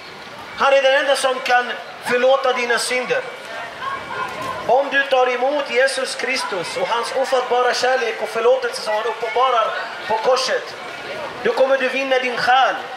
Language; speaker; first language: Swedish; non-native, fluent; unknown